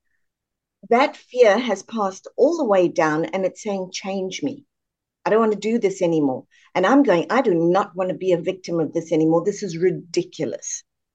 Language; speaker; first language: English; native; English